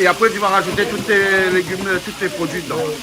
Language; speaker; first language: French; native; French